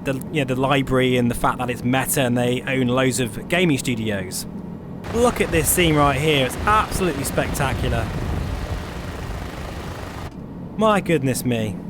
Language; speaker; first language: English; native; English